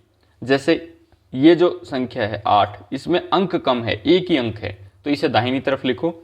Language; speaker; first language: Hindi; native; Hindi